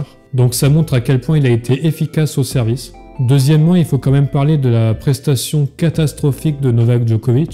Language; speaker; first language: French; native; French